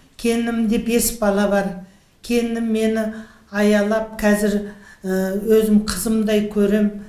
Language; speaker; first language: Kazakh; native; Kazakh